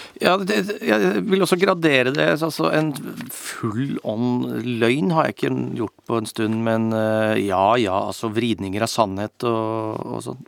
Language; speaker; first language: Norwegian; native; Norwegian